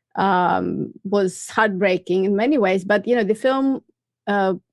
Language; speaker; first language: English; non-native, fluent; Russian